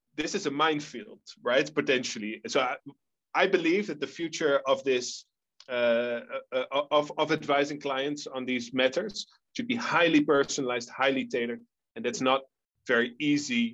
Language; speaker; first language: English; non-native, fluent; Dutch